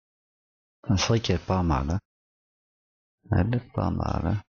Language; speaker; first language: French; native; French